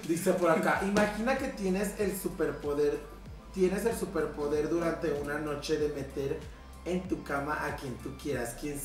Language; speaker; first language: Spanish; native; Spanish